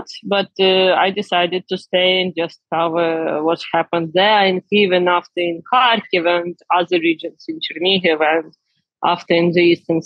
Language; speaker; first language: English; non-native, learner; Ukrainian